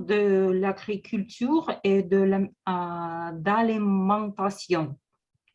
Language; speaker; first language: French; non-native, learner; Russian